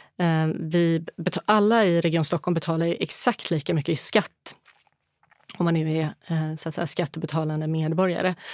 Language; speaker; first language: Swedish; early bilingual, other home language; Bosnian